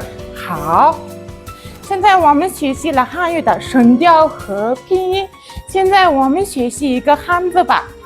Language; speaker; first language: Chinese; non-native, learner; Mongolian